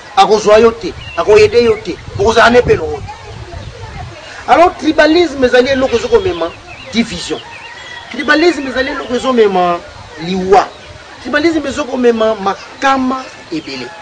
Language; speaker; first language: Lingala; non-native, local second language; Kongo